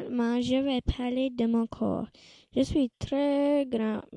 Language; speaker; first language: French; non-native, local second language; English